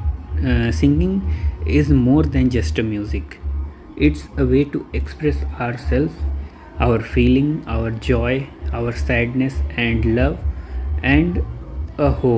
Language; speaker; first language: English; non-native, learner; Hindi